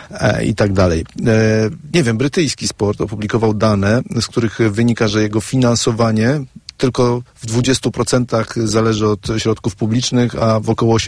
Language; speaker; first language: Polish; native; Polish